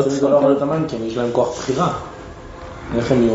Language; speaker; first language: Hebrew; native; Hebrew